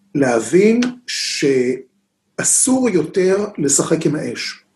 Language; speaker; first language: Hebrew; native; Hebrew